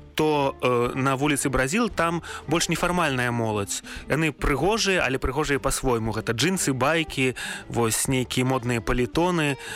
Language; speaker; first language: Belarusian; native; Belarusian